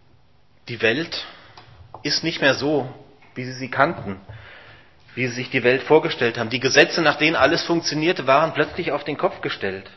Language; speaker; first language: German; native; German